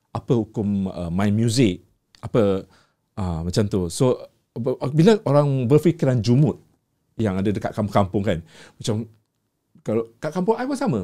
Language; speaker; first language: Malay; native; Malay